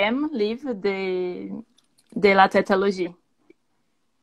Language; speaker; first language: French; non-native, learner; Portuguese